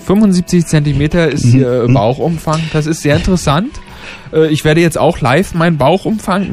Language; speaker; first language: German; native; German